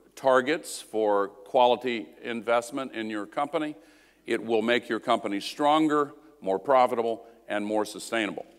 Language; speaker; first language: English; native; English